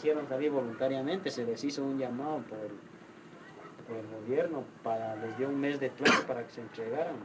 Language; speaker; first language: Spanish; native; Spanish